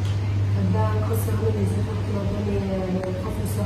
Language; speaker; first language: French; non-native, local second language; Arabic